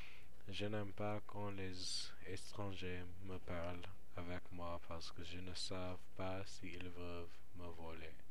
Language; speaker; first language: French; non-native, learner; English